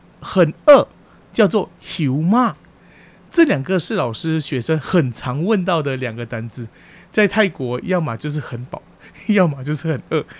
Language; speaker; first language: Chinese; early bilingual, heritage; Chinese